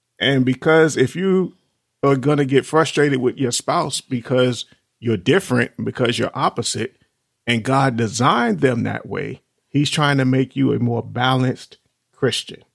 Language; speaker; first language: English; native; English